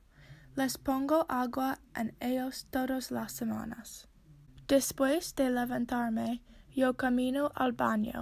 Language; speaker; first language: Spanish; non-native, learner; English